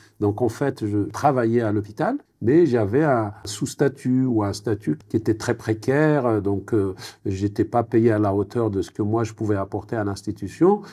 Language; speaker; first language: French; non-native, local second language; Kabyle